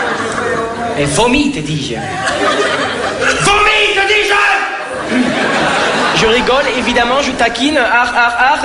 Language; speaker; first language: French; native; French